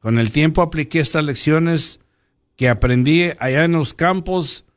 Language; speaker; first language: Spanish; early bilingual, heritage; Spanish